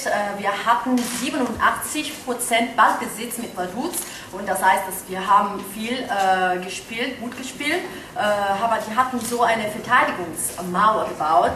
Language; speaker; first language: German; non-native, fluent; Italian